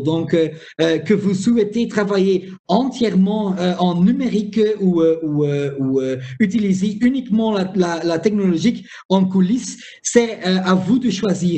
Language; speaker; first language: French; non-native, local second language; Dutch